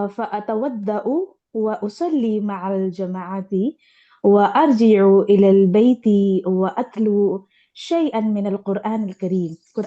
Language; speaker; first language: Arabic; non-native, learner; Urdu